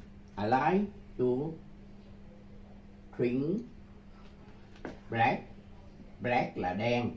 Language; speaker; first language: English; non-native, learner; Vietnamese